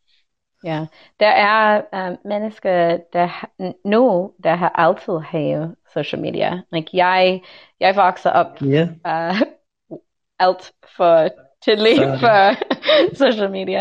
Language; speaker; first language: Danish; non-native, learner; English